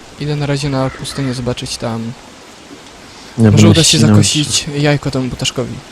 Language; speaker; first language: Polish; native; Polish